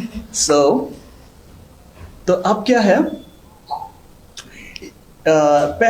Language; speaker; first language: Hindi; non-native, fluent; Bangla